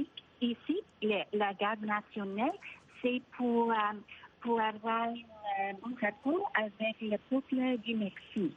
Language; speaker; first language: French; non-native, fluent; Spanish